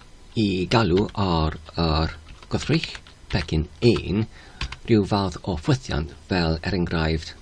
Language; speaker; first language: Welsh; non-native, fluent; English